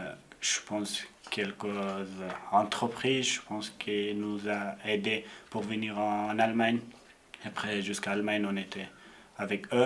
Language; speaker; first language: French; non-native, learner; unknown